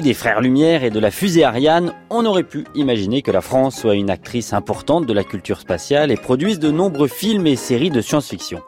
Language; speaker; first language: French; native; French